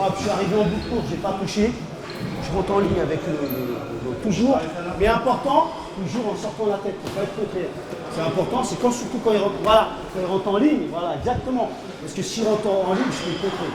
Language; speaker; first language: French; native; French